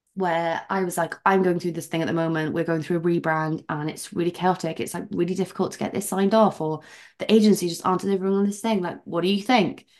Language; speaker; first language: English; native; English